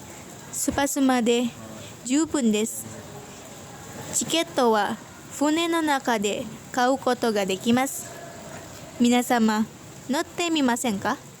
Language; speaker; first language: Japanese; non-native, learner; Indonesian